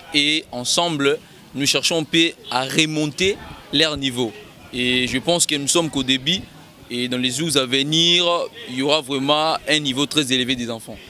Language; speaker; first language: French; non-native, local second language; Lingala